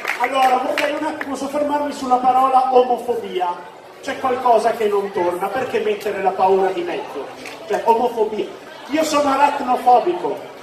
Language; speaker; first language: Italian; native; Italian